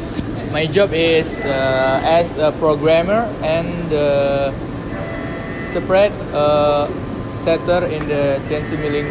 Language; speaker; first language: English; non-native, learner; Indonesian